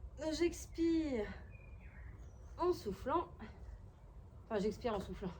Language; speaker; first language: French; native; French